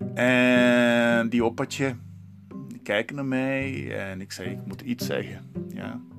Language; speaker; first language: Dutch; non-native, learner; Portuguese